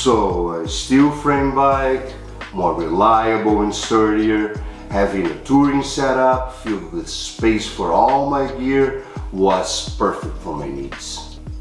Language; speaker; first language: English; non-native, fluent; Portuguese